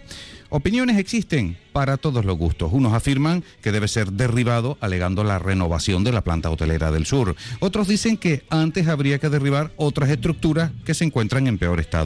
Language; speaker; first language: Spanish; native; Spanish